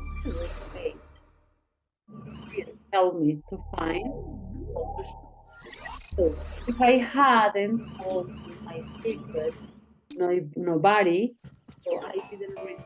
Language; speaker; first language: English; non-native, learner; Spanish